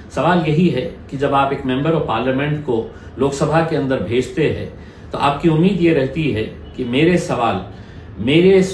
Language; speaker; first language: Urdu; native; Urdu